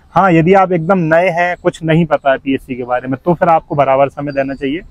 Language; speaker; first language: Hindi; native; Hindi